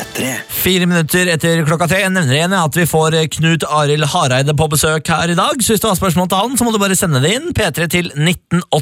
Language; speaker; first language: Norwegian; native; Norwegian